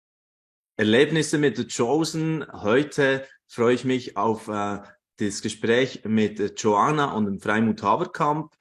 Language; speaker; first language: German; native; German